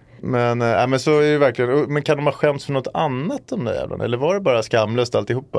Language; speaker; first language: Swedish; native; Swedish